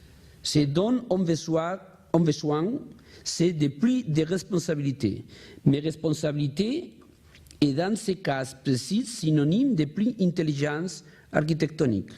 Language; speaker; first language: French; non-native, learner; Spanish